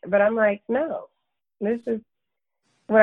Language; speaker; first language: English; native; English